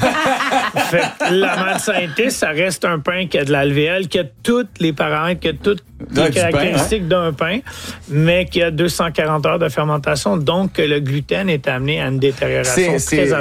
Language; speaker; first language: French; native; French